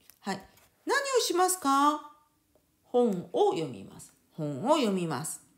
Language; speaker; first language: Japanese; non-native, fluent; French